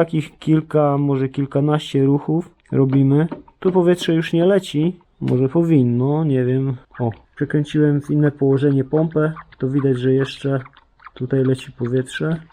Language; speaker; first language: Polish; native; Polish